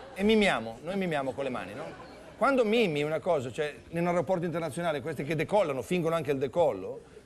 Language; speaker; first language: Italian; native; Italian